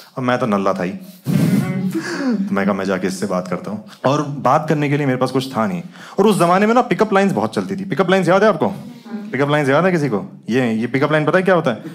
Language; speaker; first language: Hindi; native; Hindi